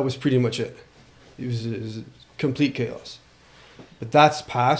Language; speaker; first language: English; non-native, local second language; French